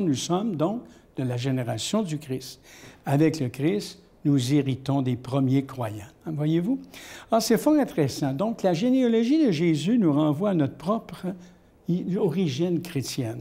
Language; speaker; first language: French; native; French